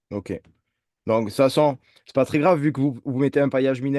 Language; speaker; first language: French; native; French